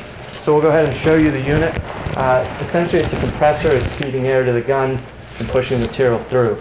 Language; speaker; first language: English; native; English